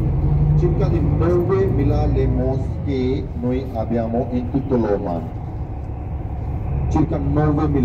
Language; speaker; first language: Italian; non-native, fluent; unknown